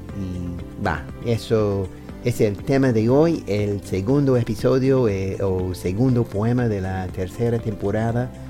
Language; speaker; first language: Spanish; non-native, fluent; English